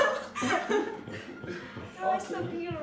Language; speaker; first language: English; non-native, learner; Russian